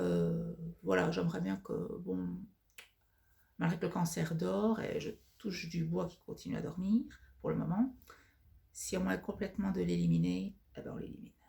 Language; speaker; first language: French; native; French